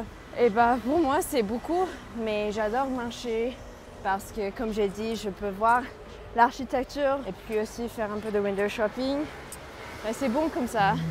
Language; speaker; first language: French; non-native, fluent; English